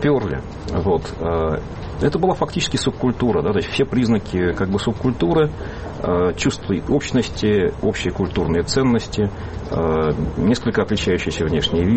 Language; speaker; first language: Russian; native; Russian